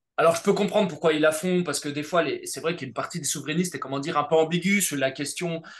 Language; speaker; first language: French; native; French